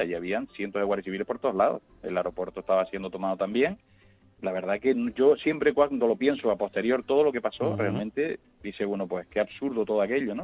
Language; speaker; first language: Spanish; native; Spanish